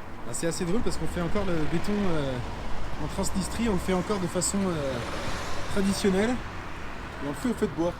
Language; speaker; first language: French; native; French